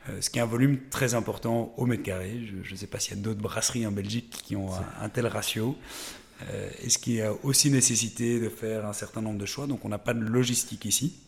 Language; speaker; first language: French; native; French